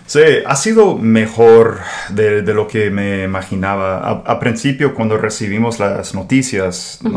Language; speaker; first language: Spanish; non-native, fluent; English